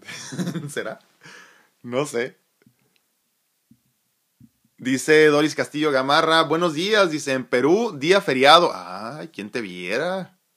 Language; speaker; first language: Spanish; native; Spanish